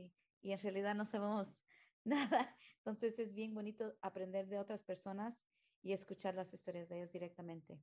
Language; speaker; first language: Spanish; early bilingual, heritage; Spanish